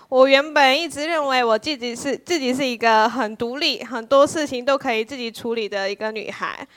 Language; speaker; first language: Chinese; non-native, fluent; Korean